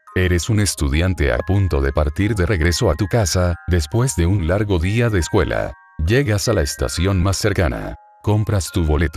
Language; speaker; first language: Spanish; native; Spanish